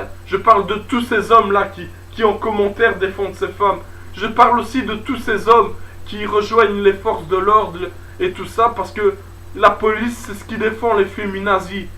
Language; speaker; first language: French; native; French